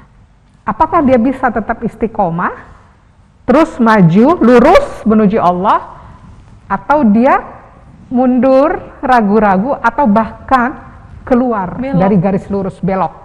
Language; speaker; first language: Indonesian; native; Indonesian